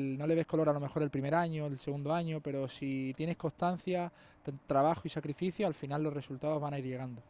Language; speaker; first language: Spanish; native; Spanish